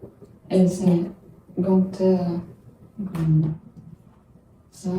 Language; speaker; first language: French; non-native, learner; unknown